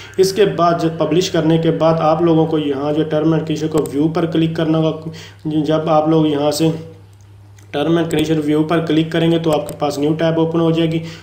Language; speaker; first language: Urdu; non-native, local second language; Punjabi